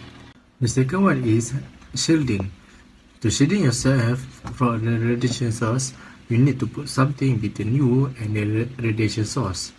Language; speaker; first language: English; non-native, learner; Malay